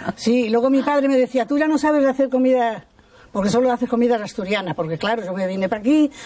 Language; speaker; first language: Spanish; native; Spanish